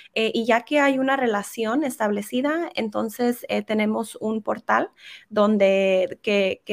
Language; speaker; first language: Spanish; early bilingual, heritage; Spanish